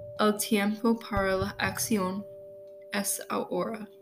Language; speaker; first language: Spanish; non-native, learner; English